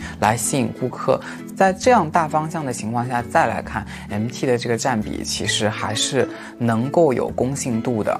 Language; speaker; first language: Chinese; native; Chinese